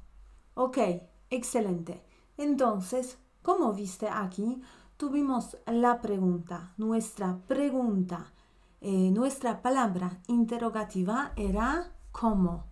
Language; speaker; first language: Spanish; non-native, fluent; Polish